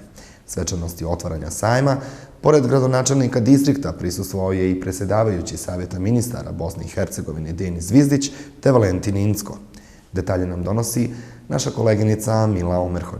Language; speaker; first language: Bosnian; native; Bosnian